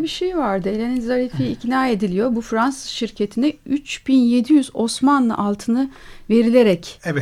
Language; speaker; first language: Turkish; native; Turkish